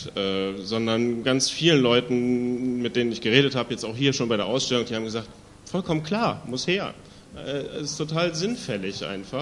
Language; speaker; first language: German; native; German